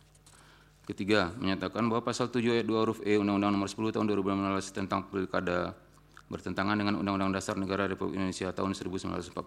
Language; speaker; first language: Indonesian; native; Indonesian